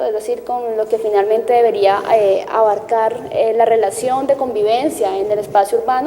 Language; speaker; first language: Spanish; native; Spanish